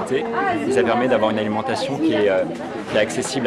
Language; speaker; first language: French; native; French